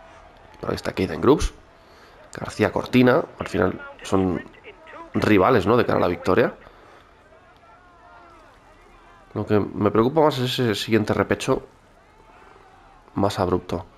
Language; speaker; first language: Spanish; native; Spanish